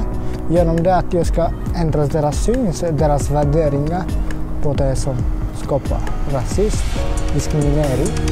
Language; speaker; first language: Swedish; early bilingual, other home language; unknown